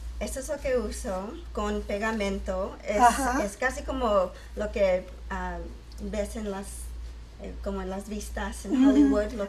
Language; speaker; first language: Spanish; early bilingual, heritage; English